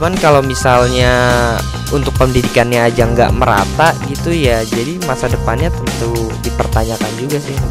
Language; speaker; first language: Indonesian; native; Indonesian